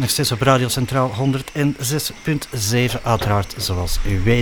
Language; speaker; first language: Dutch; native; Dutch